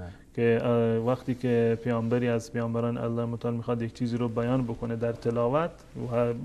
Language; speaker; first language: Persian; native; Persian